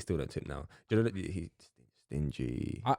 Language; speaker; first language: English; native; English